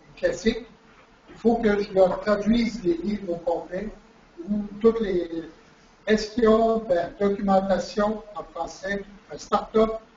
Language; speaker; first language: French; native; French